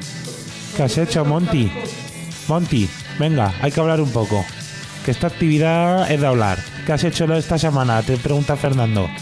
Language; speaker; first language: Spanish; native; Spanish